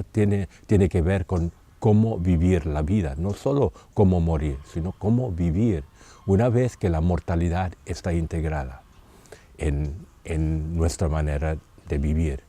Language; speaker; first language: Spanish; non-native, fluent; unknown